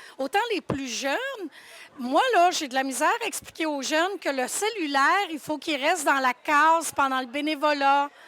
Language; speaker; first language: French; native; French